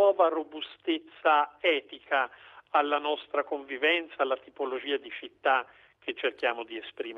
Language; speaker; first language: Italian; native; Italian